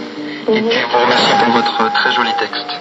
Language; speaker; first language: French; native; French